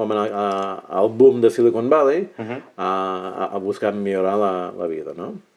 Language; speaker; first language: Catalan; early bilingual, heritage; Catalan